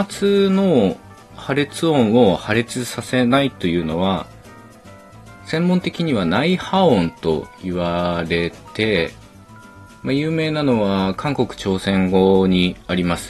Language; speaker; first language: Japanese; native; Japanese